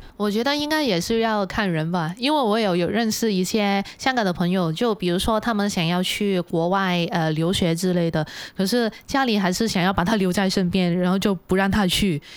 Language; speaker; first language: Chinese; non-native, local second language; Cantonese